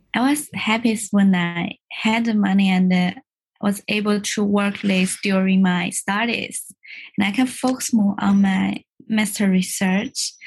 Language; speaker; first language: English; non-native, learner; Chinese